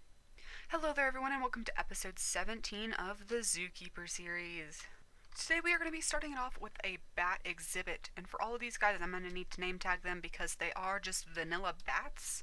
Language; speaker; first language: English; native; English